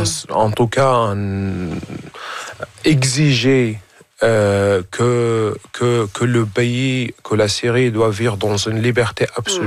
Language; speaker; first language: French; non-native, fluent; Arabic